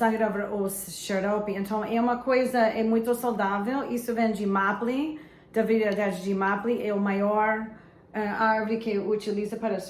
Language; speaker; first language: Portuguese; non-native, fluent; English